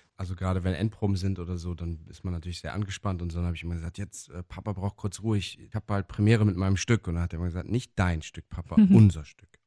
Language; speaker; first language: German; native; German